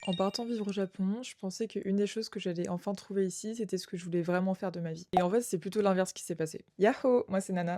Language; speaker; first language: French; native; French